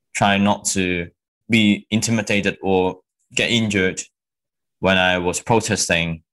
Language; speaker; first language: English; non-native, local second language; Cantonese